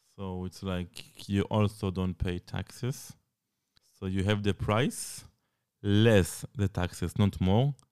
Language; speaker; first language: English; non-native, fluent; Hebrew